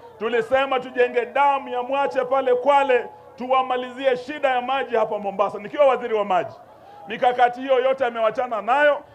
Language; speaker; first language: Swahili; non-native, local second language; Luyia